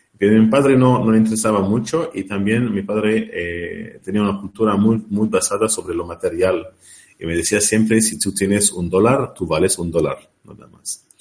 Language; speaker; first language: Spanish; non-native, learner; Arabic